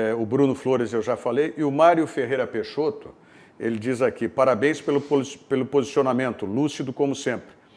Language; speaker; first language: Portuguese; native; Portuguese